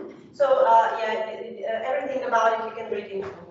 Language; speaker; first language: English; non-native, fluent; Czech